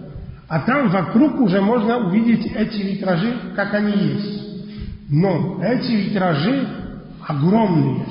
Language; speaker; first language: Russian; non-native, fluent; Polish